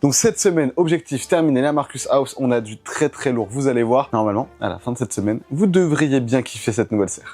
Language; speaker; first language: French; native; French